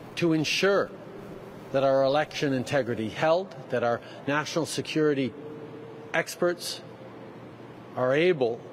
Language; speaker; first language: English; native; English